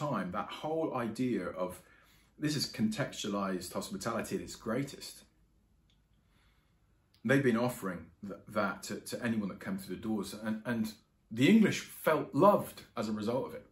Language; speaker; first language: English; native; English